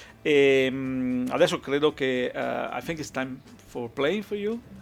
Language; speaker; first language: English; non-native, fluent; Italian